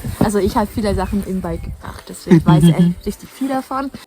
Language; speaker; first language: German; non-native, fluent; Vietnamese